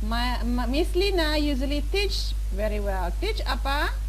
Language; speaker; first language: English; non-native, fluent; Indonesian